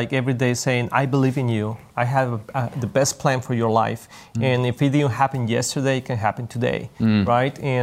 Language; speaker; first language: English; non-native, fluent; Spanish